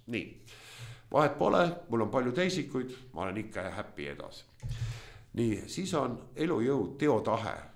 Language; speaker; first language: Estonian; non-native, local second language; Russian